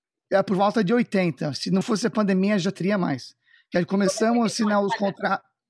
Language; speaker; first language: Portuguese; non-native, fluent; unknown